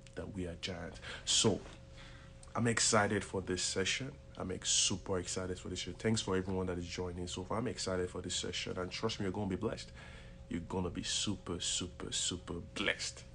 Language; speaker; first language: English; non-native, local second language; Yoruba